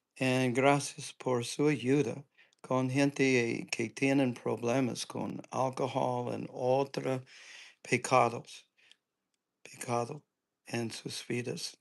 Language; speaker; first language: Spanish; non-native, learner; English